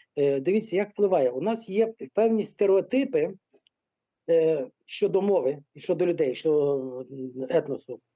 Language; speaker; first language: Ukrainian; non-native, local second language; Russian